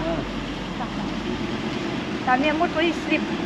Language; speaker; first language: Italian; non-native, learner; Romanian